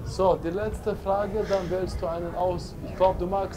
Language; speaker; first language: German; native; German